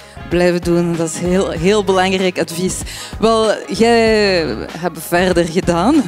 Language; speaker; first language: Dutch; non-native, fluent; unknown